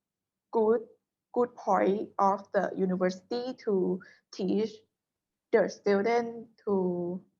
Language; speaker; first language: English; non-native, learner; Thai